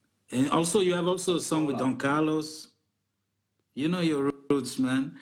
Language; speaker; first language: English; non-native, fluent; Portuguese